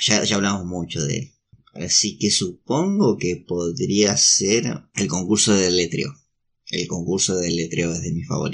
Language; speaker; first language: Spanish; native; Spanish